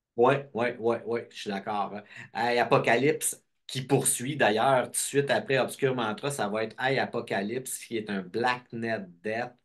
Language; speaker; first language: French; native; French